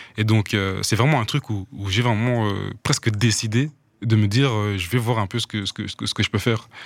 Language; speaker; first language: French; non-native, local second language; Rundi